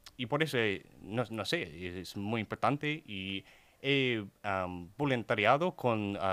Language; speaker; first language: Spanish; non-native, learner; English